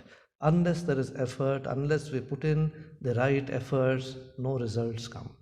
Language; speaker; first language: English; non-native, local second language; Hindi